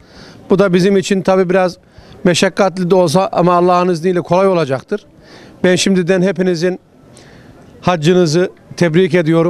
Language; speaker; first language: Turkish; native; Turkish